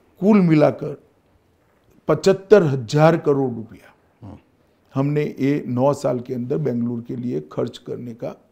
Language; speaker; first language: Hindi; non-native, local second language; Gujarati